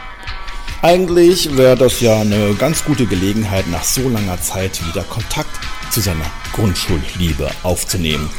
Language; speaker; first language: German; native; German